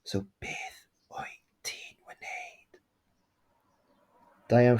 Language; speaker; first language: Welsh; non-native, local second language; English